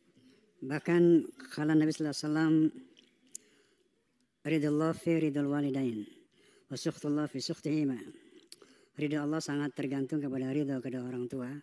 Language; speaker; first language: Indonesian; native; Indonesian